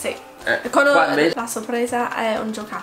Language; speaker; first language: Italian; non-native, fluent; English